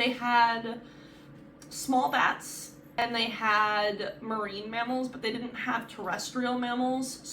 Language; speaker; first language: English; native; English